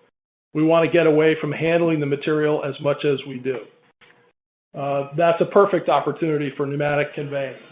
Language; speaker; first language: English; native; English